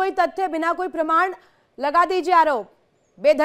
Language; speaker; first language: Hindi; native; Hindi